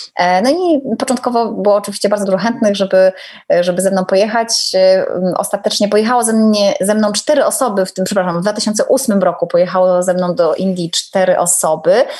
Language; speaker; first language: Polish; native; Polish